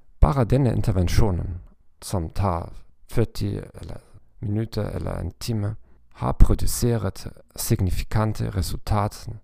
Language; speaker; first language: Norwegian; non-native, learner; German